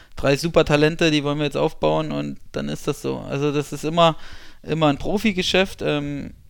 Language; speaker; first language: German; native; German